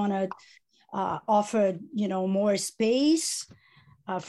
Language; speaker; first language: English; non-native, fluent; Italian